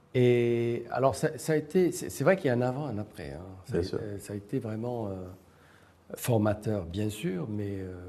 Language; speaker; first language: French; non-native, local second language; Arabic